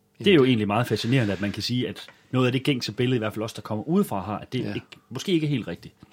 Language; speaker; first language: Danish; native; Danish